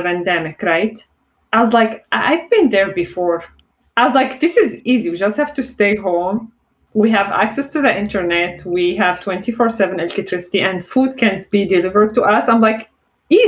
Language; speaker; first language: English; non-native, fluent; Arabic